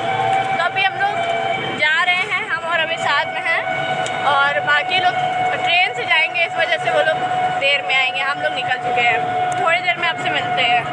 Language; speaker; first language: Hindi; native; Hindi